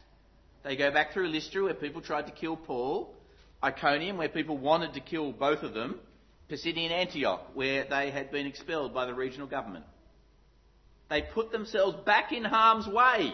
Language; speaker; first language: English; native; English